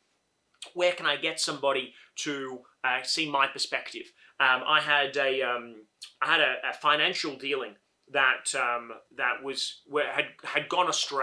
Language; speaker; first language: English; native; English